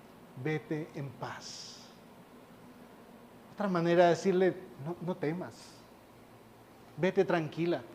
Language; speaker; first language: Spanish; native; Spanish